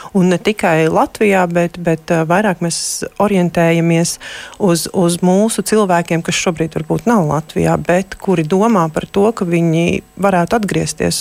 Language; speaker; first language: Latvian; native; Latvian